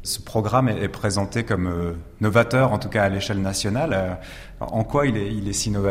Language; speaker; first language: French; native; French